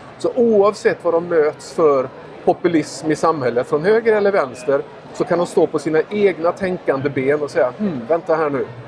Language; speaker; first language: Swedish; native; Swedish